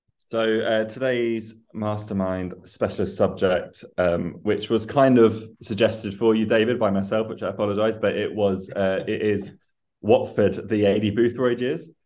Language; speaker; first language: English; early bilingual, other home language; Persian